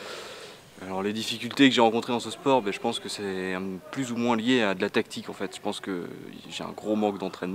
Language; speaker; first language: French; native; French